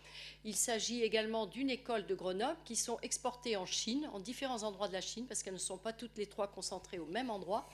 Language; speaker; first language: French; native; French